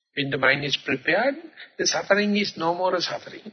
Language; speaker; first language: English; non-native, local second language; Sinhala